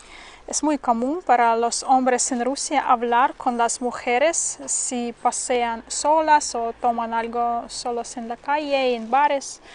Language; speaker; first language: Spanish; non-native, fluent; Russian